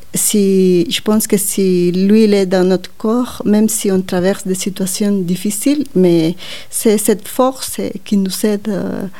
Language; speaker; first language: French; non-native, learner; Spanish